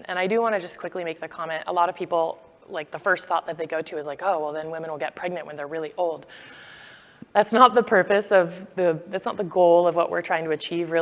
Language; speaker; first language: English; native; English